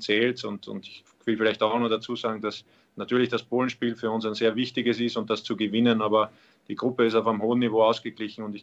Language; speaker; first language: German; native; German